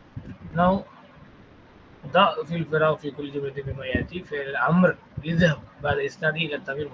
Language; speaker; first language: Arabic; non-native, fluent; Tamil